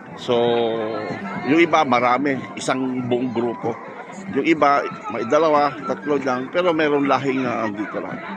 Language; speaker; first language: Filipino; native; Filipino